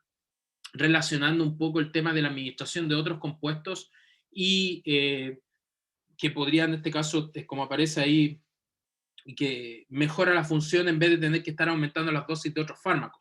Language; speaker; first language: Spanish; native; Spanish